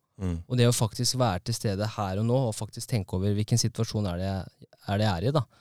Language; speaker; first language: Norwegian; native; Norwegian